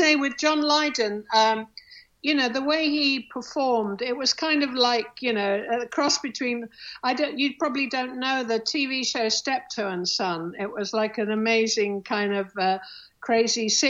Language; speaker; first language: English; native; English